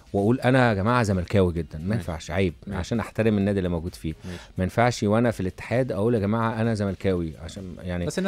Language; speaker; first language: Arabic; native; Arabic